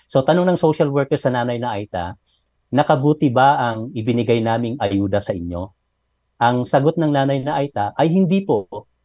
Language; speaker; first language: Filipino; non-native, local second language; Iloko